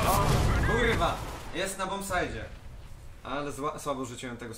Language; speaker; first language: Polish; native; Polish